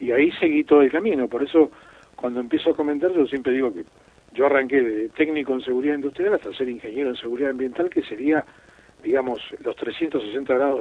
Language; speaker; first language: Spanish; native; Spanish